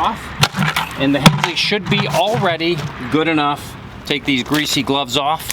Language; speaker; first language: English; native; English